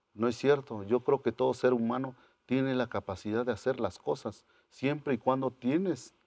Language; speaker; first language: Spanish; non-native, local second language; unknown